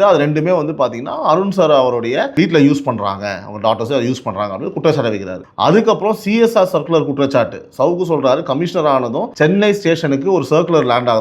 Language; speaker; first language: Tamil; native; Tamil